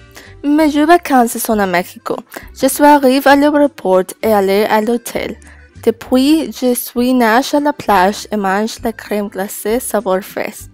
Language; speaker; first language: French; non-native, learner; English